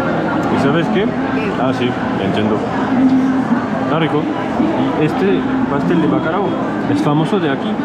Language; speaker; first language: Spanish; non-native, fluent; French